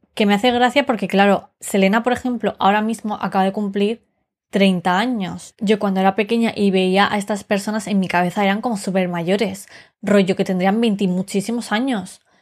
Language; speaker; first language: Spanish; early bilingual, other home language; Romanian